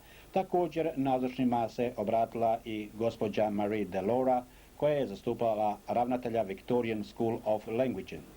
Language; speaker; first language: Croatian; native; Croatian